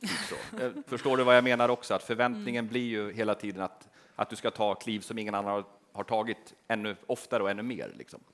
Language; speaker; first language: Swedish; native; Swedish